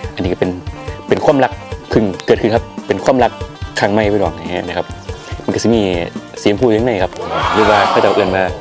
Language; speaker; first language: Thai; non-native, local second language; Northeastern Thai